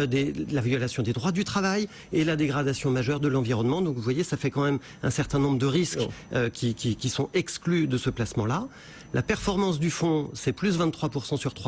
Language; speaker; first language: French; native; French